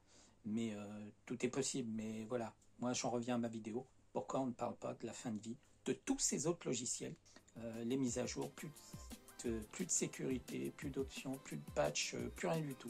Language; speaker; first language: French; native; French